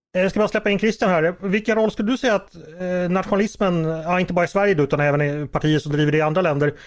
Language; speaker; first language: Swedish; native; Swedish